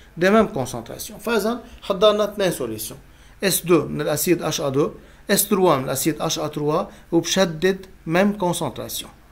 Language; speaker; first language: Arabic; native; Arabic